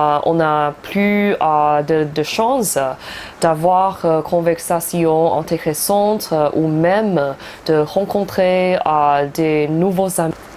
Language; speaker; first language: French; non-native, fluent; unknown